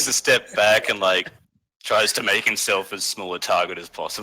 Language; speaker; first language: English; native; English